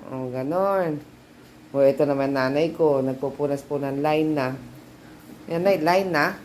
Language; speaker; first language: Filipino; native; Filipino